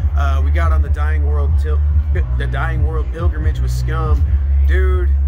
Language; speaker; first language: English; native; English